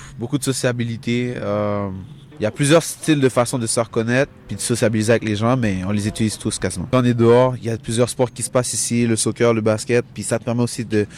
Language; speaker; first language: French; native; French